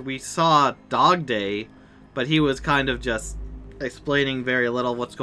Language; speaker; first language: English; native; English